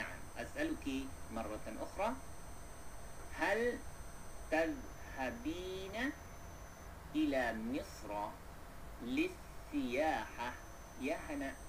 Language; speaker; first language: Arabic; non-native, fluent; Malay